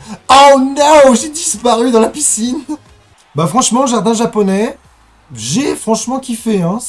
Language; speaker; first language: French; native; French